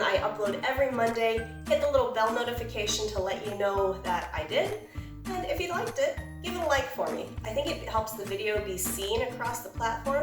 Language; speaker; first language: English; native; English